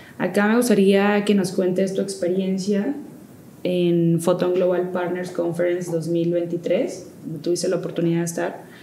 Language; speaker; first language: Spanish; native; Spanish